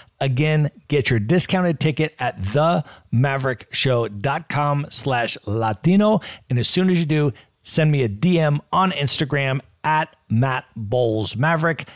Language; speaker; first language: English; native; English